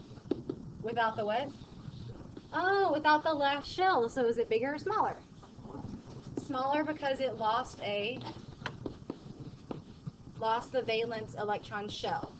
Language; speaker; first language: English; native; English